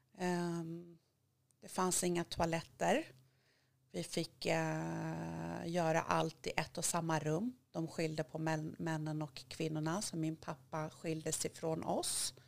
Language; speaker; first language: Swedish; early bilingual, other home language; Kurdish